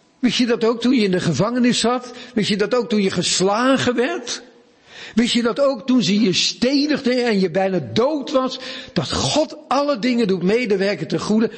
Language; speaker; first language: Dutch; native; Dutch